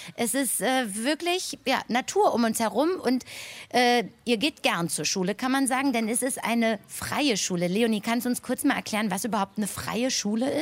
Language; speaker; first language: German; native; German